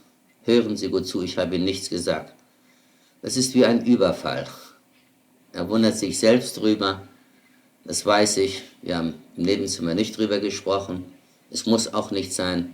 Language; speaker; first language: German; native; German